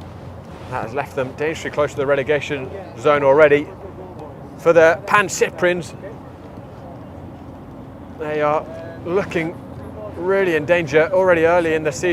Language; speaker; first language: English; native; English